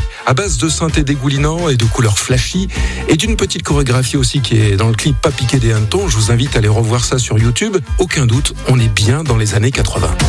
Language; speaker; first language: French; native; French